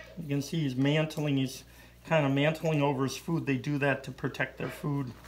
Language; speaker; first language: English; native; English